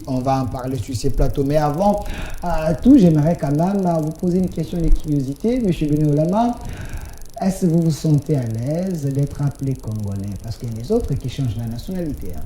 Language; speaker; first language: French; non-native, local second language; Lingala